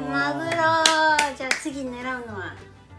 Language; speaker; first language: Japanese; non-native, fluent; Spanish